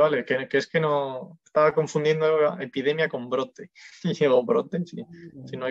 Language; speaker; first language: Spanish; non-native, fluent; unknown